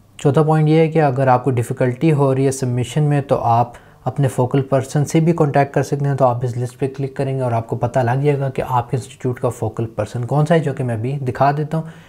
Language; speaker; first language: Urdu; native; Urdu